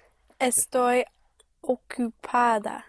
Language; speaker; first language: Spanish; non-native, learner; English